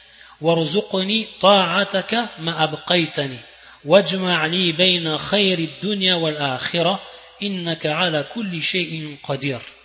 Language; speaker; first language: Arabic; non-native, fluent; French